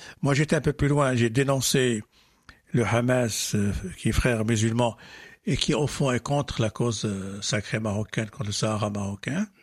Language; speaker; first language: French; non-native, local second language; Arabic